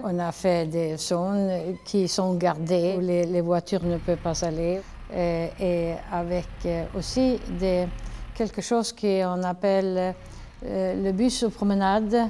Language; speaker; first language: French; non-native, fluent; Swedish